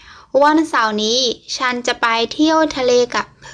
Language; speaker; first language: Thai; non-native, fluent; Burmese